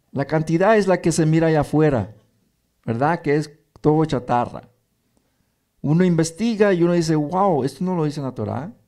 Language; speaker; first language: Spanish; early bilingual, heritage; Spanish